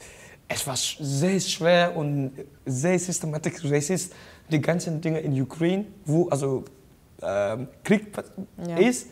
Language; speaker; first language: German; non-native, learner; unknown